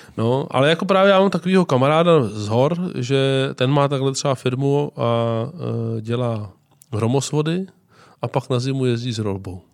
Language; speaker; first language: Czech; native; Czech